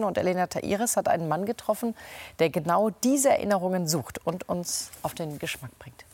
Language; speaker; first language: German; native; German